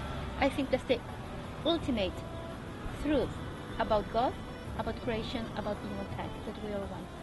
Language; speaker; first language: English; non-native, fluent; Spanish